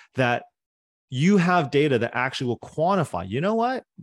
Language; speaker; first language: English; non-native, fluent; Cantonese